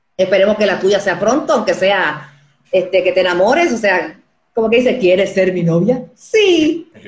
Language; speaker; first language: Spanish; native; Spanish